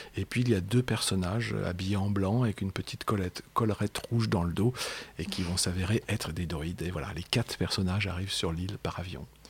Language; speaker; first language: French; native; French